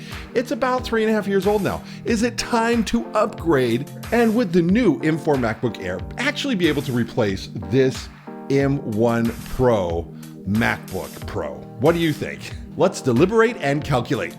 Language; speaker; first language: English; native; English